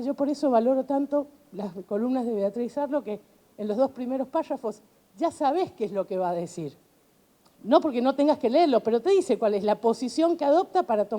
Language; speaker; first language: Spanish; native; Spanish